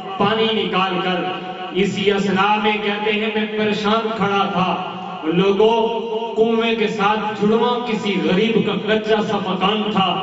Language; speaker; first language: Urdu; non-native, local second language; Punjabi